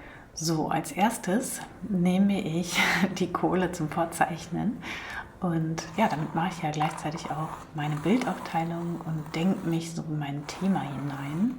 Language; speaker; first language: German; native; German